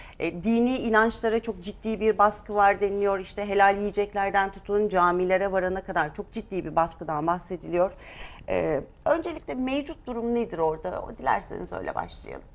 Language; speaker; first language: Turkish; native; Turkish